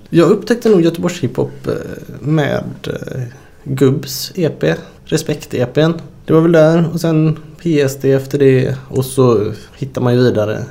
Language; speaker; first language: Swedish; native; Swedish